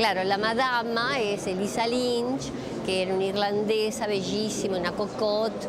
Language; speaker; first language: Spanish; native; Spanish